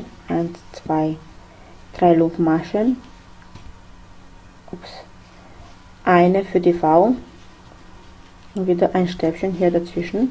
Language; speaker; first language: German; non-native, fluent; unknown